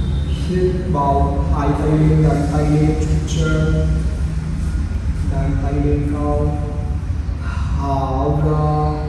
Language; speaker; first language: Vietnamese; non-native, learner; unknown